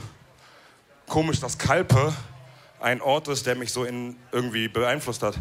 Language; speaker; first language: German; early bilingual, other home language; Wolof